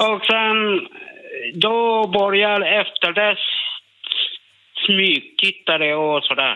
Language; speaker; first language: Swedish; non-native, learner; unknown